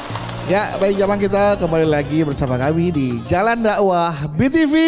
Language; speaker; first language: Indonesian; native; Indonesian